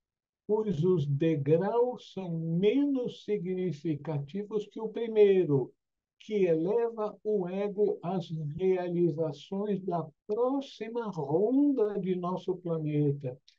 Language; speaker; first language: Portuguese; native; Portuguese